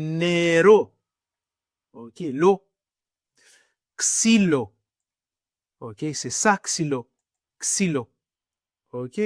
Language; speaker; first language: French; non-native, fluent; Greek